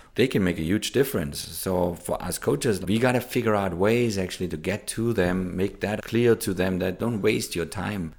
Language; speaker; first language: English; non-native, fluent; German